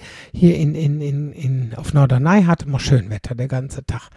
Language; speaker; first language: German; native; German